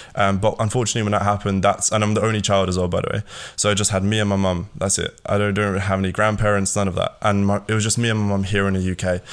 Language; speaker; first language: English; early bilingual, other home language; Latvian